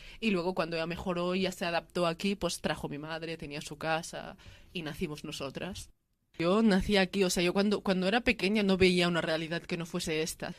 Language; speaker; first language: Spanish; early bilingual, other home language; Arabic